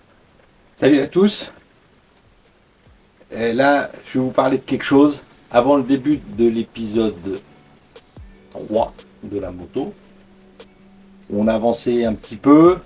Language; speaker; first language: French; native; French